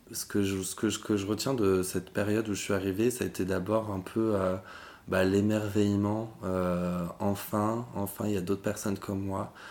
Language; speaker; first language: French; native; French